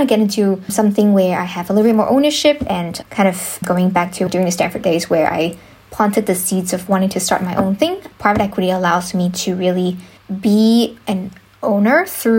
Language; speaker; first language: English; non-native, local second language; Chinese